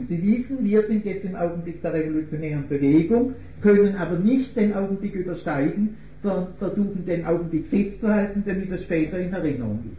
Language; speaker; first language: German; native; German